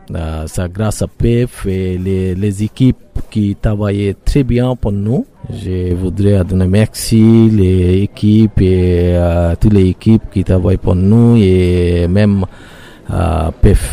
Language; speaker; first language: French; non-native, learner; Bangla